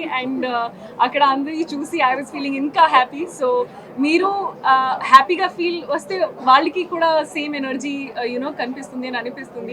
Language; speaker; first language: Telugu; non-native, fluent; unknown